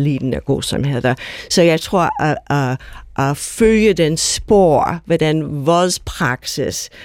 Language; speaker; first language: Danish; non-native, fluent; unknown